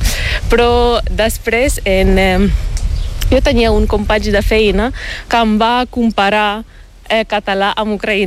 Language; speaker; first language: Catalan; non-native, learner; Ukrainian